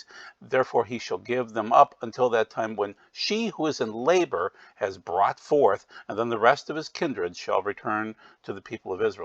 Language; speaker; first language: English; native; English